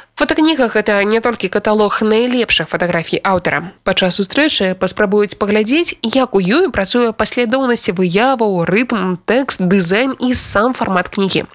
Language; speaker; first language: Belarusian; native; Belarusian